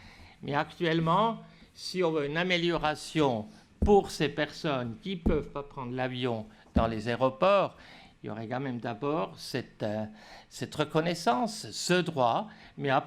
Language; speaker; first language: French; native; French